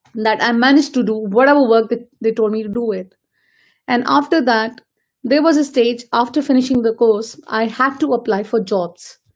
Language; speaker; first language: English; non-native, local second language; Hindi